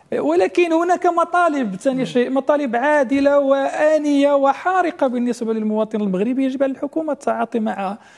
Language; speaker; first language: Arabic; native; Arabic